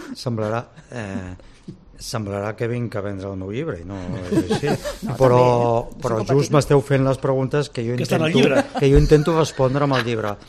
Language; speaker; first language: Catalan; native; Catalan